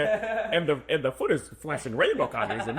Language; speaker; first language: English; native; English